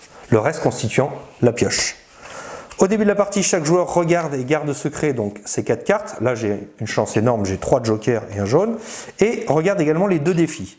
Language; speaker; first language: French; native; French